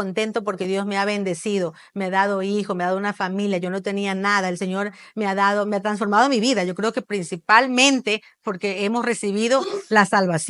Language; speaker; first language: Spanish; native; Spanish